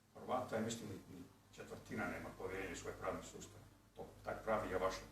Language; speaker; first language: Bosnian; early bilingual, heritage; Croatian